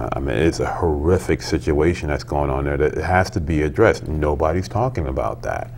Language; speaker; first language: English; native; English